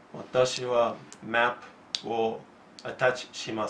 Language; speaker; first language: Japanese; non-native, learner; English